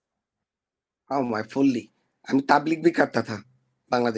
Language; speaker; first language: Hindi; non-native, learner; Bangla